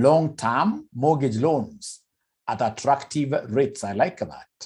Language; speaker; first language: English; non-native, local second language; Swahili